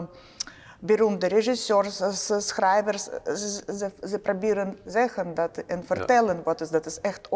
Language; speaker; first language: Dutch; non-native, learner; Ukrainian